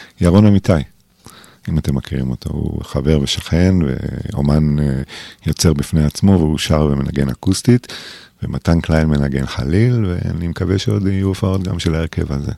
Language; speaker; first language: Hebrew; early bilingual, other home language; English